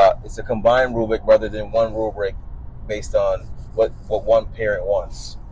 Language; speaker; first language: English; native; English